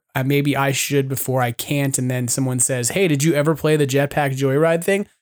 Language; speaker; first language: English; native; English